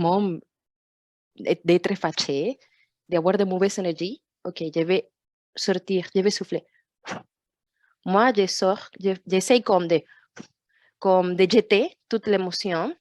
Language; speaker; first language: French; non-native, fluent; Portuguese